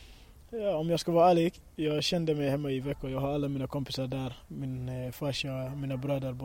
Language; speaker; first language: Swedish; early bilingual, other home language; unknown